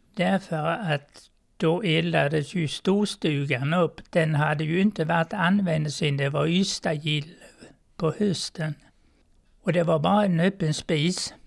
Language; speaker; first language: Swedish; native; Swedish